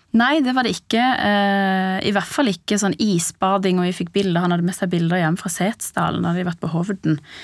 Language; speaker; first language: Norwegian; early bilingual, other home language; Persian